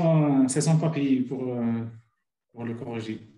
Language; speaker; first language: French; non-native, learner; Arabic